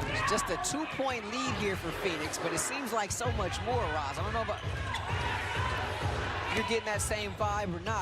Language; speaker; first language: English; native; English